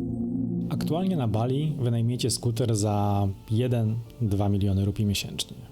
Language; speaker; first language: Polish; native; Polish